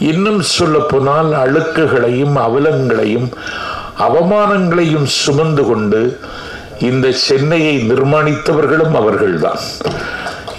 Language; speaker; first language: Tamil; native; Tamil